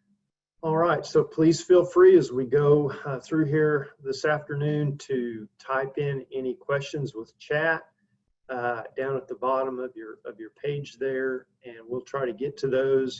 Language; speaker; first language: English; native; English